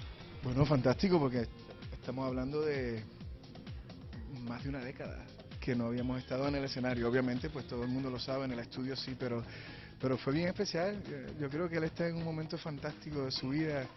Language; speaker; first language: Spanish; native; Spanish